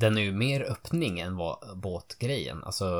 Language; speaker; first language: Swedish; native; Swedish